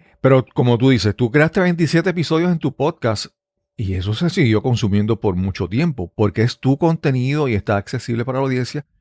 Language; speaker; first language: Spanish; native; Spanish